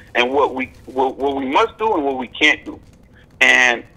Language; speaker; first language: English; native; English